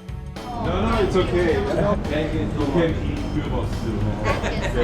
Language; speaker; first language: English; non-native, fluent; German